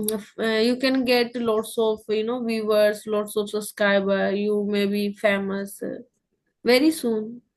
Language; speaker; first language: English; non-native, local second language; Hindi